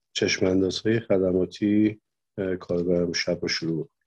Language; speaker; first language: Persian; native; Persian